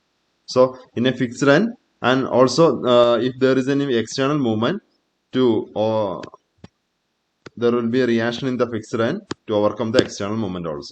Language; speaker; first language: English; non-native, local second language; Malayalam